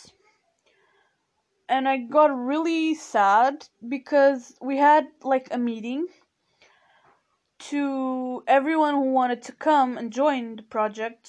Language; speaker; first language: English; non-native, fluent; Portuguese